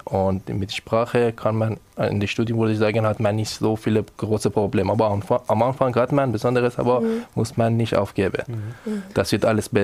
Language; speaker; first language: German; non-native, learner; Persian